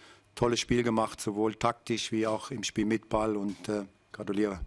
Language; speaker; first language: German; native; German